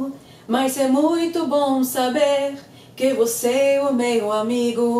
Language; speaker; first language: Portuguese; non-native, fluent; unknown